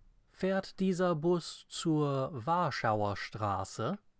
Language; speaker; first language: German; non-native, fluent; English